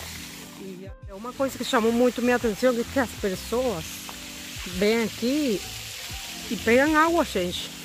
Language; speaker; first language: Portuguese; non-native, fluent; Spanish